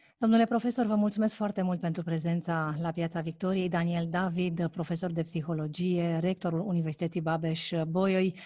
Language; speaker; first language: Romanian; native; Romanian